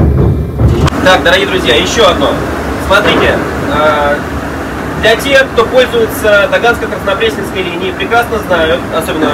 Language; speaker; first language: Russian; native; Russian